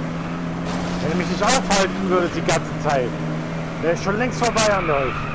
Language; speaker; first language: German; native; German